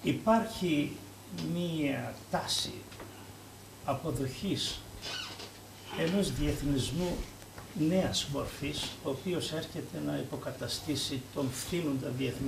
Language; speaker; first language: Greek; native; Greek